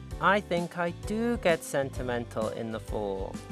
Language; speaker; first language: English; native; English